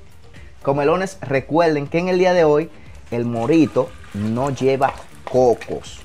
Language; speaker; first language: Spanish; native; Spanish